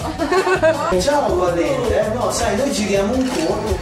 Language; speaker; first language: Italian; native; Italian